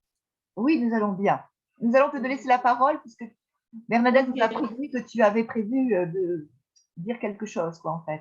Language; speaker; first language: French; native; French